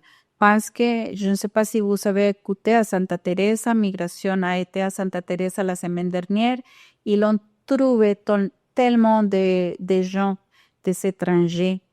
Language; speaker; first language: French; non-native, fluent; Spanish